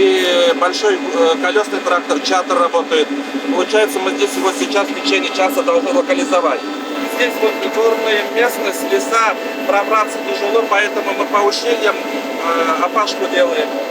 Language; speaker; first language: Russian; native; Russian